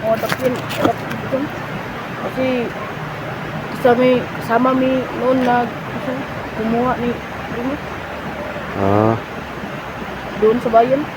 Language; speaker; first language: Filipino; non-native, local second language; Cebuano